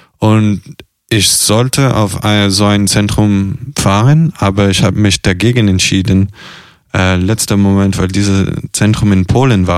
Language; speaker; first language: German; non-native, fluent; Italian